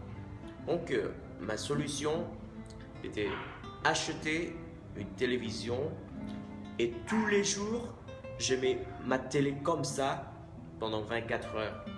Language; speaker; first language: French; non-native, fluent; Vietnamese